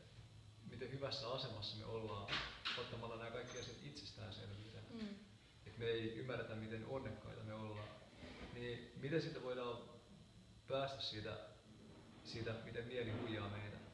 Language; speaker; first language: Finnish; native; Finnish